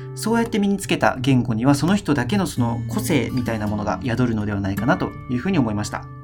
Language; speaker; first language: Japanese; non-native, fluent; Chinese